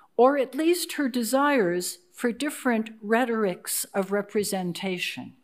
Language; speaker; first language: English; native; English